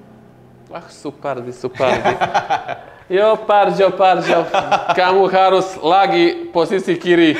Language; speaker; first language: Indonesian; non-native, learner; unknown